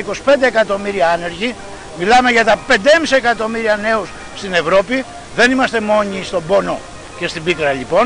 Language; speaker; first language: Greek; native; Greek